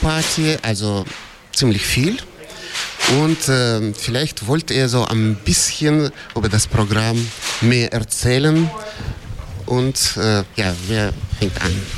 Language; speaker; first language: German; non-native, fluent; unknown